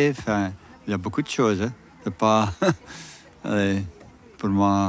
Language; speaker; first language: French; non-native, learner; Dutch